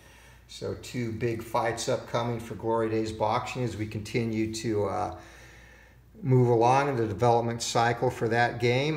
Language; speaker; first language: English; native; English